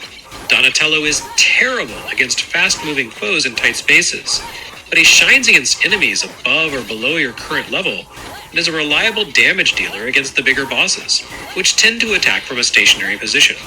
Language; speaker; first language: English; native; English